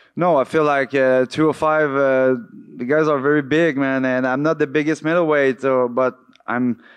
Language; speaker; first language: English; native; English